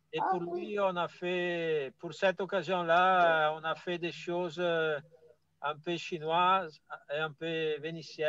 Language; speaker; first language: French; non-native, fluent; Italian